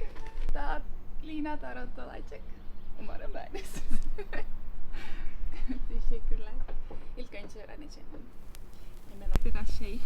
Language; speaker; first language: Turkish; non-native, learner; Estonian